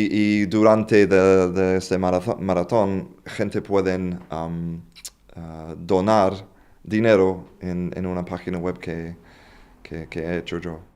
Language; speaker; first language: Spanish; non-native, fluent; English